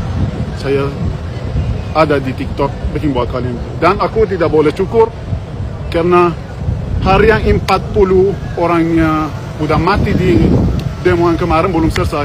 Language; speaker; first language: Indonesian; non-native, learner; Persian